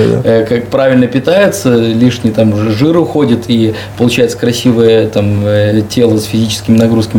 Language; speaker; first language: Russian; native; Russian